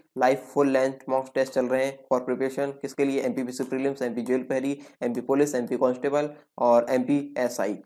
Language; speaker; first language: Hindi; native; Hindi